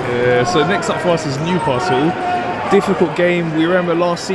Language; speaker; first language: English; native; English